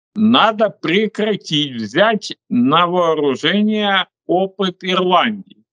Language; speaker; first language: Russian; non-native, local second language; Ukrainian